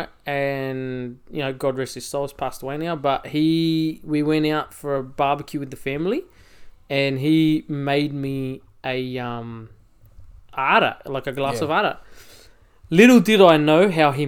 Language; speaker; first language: English; native; English